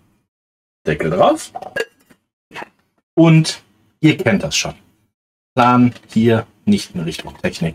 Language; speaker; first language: German; native; German